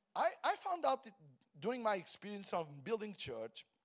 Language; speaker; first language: English; non-native, fluent; Portuguese